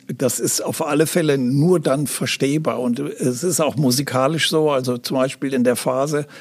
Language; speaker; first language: German; native; German